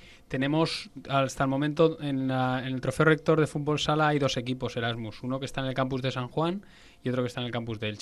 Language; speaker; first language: Spanish; native; Spanish